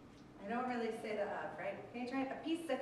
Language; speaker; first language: English; native; English